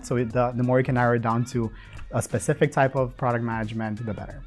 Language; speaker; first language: English; non-native, fluent; Romanian